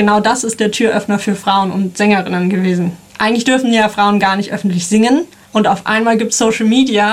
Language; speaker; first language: German; native; German